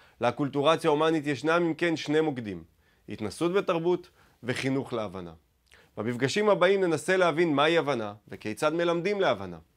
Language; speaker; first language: Hebrew; native; Hebrew